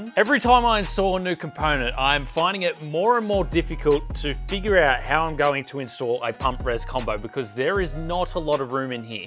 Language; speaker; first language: English; native; English